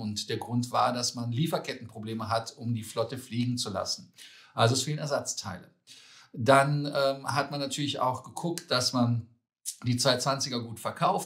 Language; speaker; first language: German; native; German